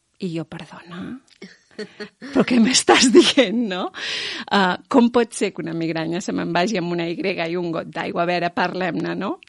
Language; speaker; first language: Catalan; non-native, local second language; Spanish